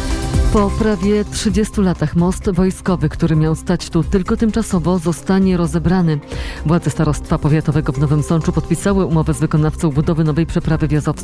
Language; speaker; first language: Polish; native; Polish